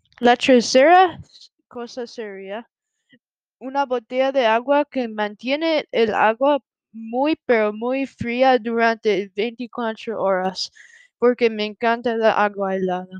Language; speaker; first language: Spanish; non-native, learner; English